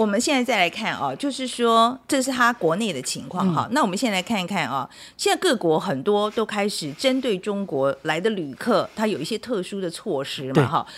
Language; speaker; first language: Chinese; native; Chinese